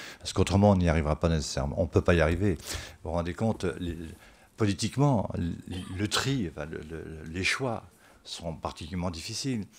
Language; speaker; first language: French; native; French